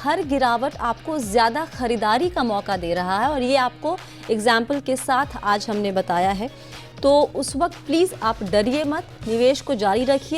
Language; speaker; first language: Hindi; native; Hindi